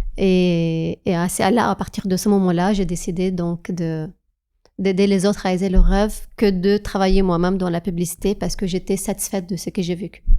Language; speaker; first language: French; non-native, fluent; Arabic